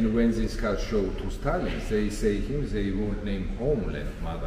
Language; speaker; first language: English; non-native, learner; Georgian